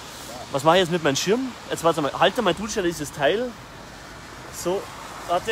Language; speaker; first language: German; native; German